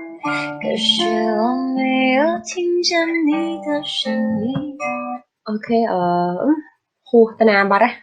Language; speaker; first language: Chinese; non-native, fluent; Khmer